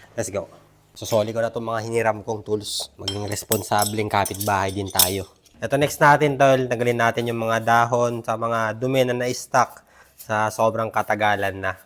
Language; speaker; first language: Filipino; non-native, local second language; Iloko